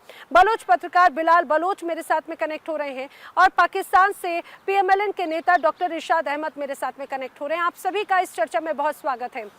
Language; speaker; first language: Hindi; native; Hindi